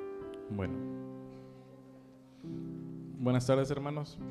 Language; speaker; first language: Spanish; native; Spanish